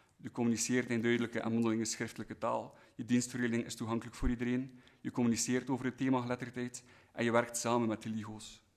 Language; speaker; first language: Dutch; native; Dutch